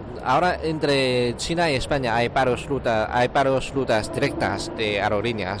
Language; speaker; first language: Spanish; non-native, fluent; Chinese